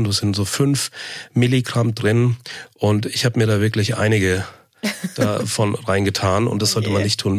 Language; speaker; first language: German; native; German